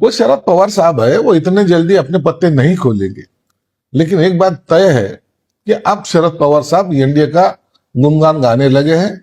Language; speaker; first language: Hindi; non-native, local second language; Marathi